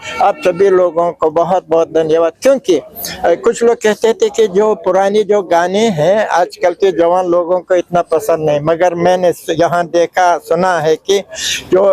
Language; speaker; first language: Hindi; non-native, fluent; Uzbek